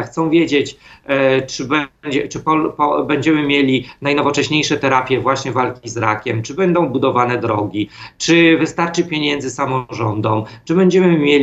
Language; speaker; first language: Polish; native; Polish